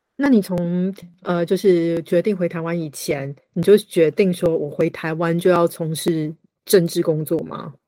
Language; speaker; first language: Chinese; native; Chinese